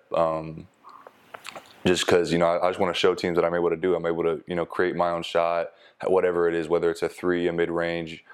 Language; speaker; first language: English; native; English